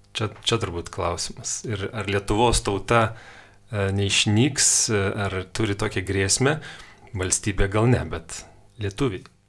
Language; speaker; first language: Lithuanian; native; Lithuanian